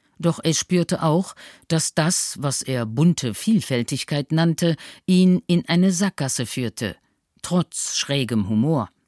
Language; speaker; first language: German; native; German